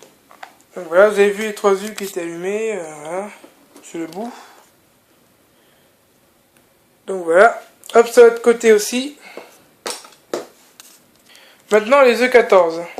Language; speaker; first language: French; native; French